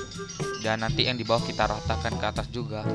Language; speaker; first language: Indonesian; native; Indonesian